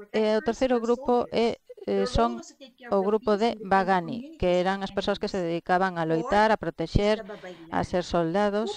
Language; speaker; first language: Galician; non-native, fluent; Filipino